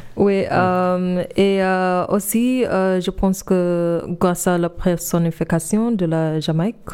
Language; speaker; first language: French; non-native, fluent; English